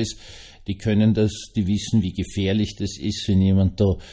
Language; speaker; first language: German; native; German